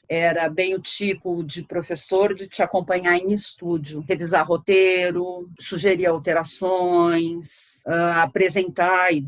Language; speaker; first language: Portuguese; native; Portuguese